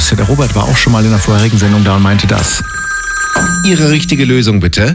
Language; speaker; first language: German; native; German